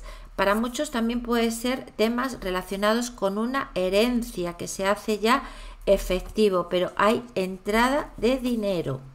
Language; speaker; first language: Spanish; native; Spanish